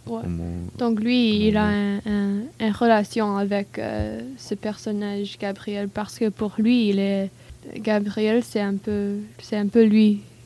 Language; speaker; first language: French; non-native, learner; English